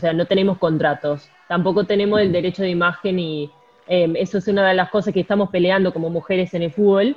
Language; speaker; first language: Spanish; native; Spanish